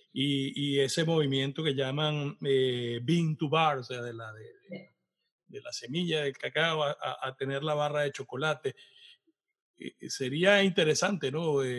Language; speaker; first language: Spanish; native; Spanish